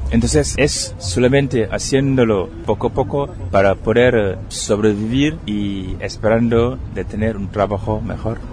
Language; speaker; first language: Spanish; non-native, fluent; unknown